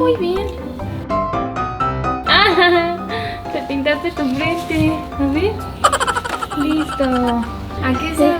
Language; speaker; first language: Spanish; native; Spanish